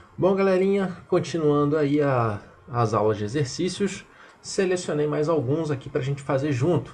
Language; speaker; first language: Portuguese; native; Portuguese